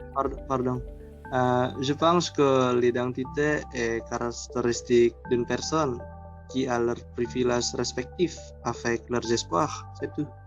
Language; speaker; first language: French; non-native, learner; Indonesian